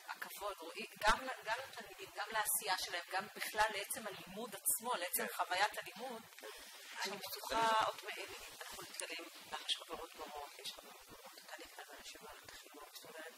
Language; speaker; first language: Hebrew; native; Hebrew